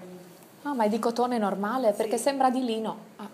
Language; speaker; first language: Italian; native; Italian